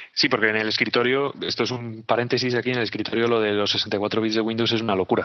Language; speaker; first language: Spanish; native; Spanish